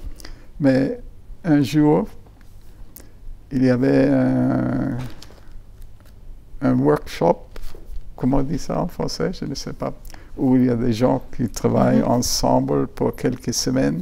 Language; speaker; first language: French; non-native, fluent; German